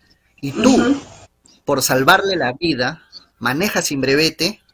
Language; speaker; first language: Spanish; native; Spanish